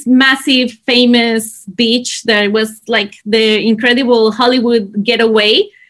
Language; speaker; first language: English; non-native, fluent; Spanish